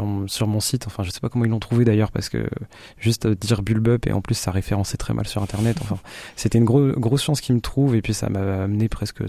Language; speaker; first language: French; native; French